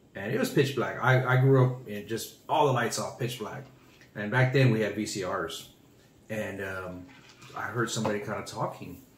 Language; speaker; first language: English; native; English